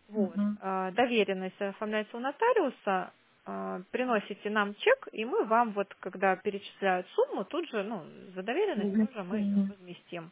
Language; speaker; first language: Russian; native; Russian